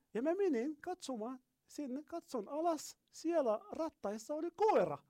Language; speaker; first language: Finnish; non-native, learner; Arabic